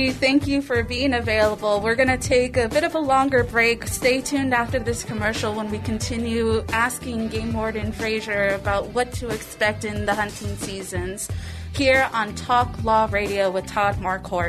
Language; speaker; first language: English; native; English